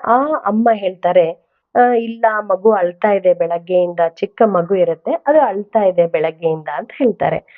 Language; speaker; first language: Kannada; non-native, local second language; Telugu